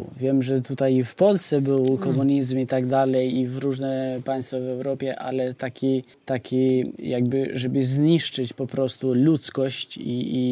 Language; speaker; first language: Polish; non-native, fluent; Albanian